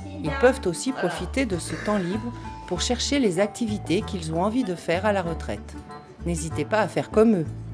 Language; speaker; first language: French; native; French